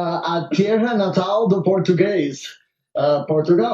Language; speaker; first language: Portuguese; non-native, learner; Spanish